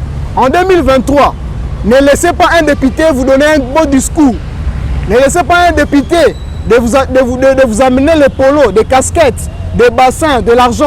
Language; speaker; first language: French; non-native, local second language; Lingala